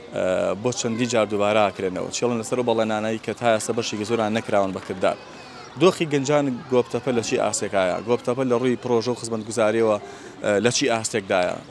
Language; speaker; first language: Central Kurdish; native; Central Kurdish